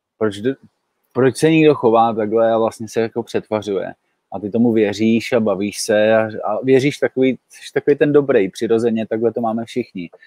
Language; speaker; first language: Czech; native; Czech